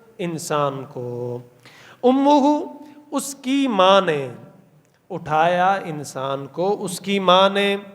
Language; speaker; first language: Urdu; non-native, local second language; Pashto